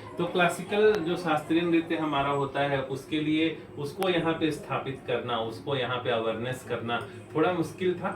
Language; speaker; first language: Hindi; non-native, local second language; Bangla